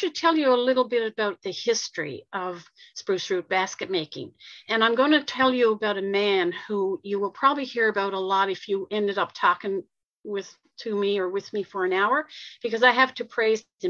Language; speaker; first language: English; native; English